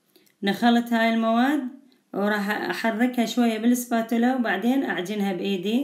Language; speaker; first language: Arabic; native; Arabic